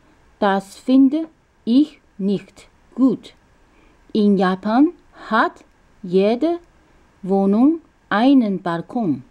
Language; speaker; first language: German; non-native, learner; Japanese